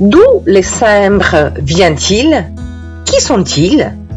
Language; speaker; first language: French; non-native, fluent; Italian